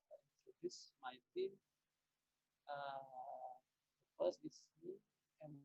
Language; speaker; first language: English; non-native, learner; Indonesian